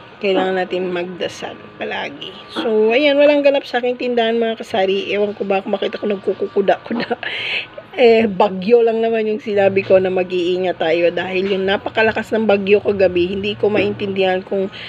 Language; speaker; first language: Filipino; non-native, local second language; Cebuano